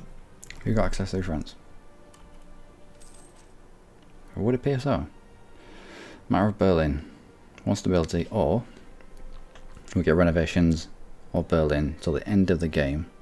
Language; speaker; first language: English; native; English